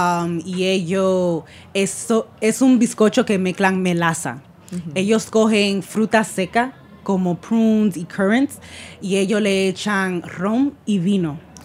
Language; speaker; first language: Spanish; early bilingual, heritage; Spanish